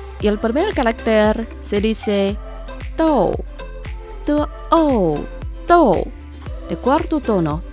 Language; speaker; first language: Spanish; non-native, fluent; Chinese